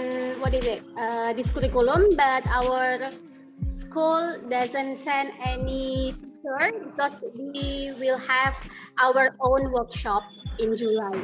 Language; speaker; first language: English; non-native, learner; Indonesian